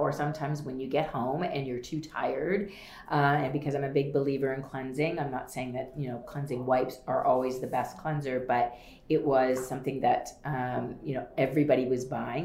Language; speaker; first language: English; native; English